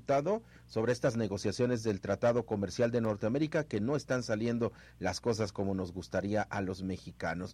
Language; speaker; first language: Spanish; native; Spanish